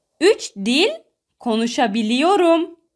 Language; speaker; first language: Turkish; non-native, fluent; Arabic